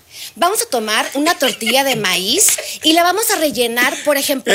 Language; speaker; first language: Spanish; native; Spanish